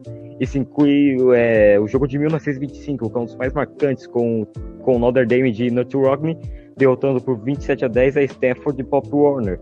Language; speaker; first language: Portuguese; native; Portuguese